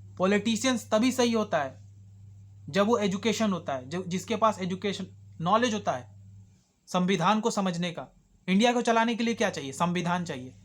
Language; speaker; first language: Hindi; native; Hindi